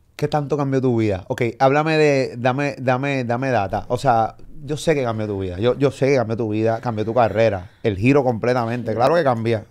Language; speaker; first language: Spanish; native; Spanish